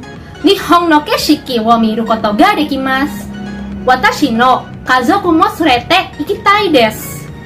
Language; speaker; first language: Japanese; non-native, learner; Indonesian